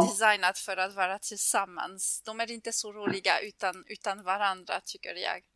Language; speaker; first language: Swedish; non-native, fluent; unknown